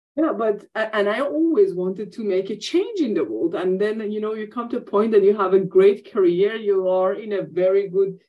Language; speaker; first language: English; non-native, fluent; Persian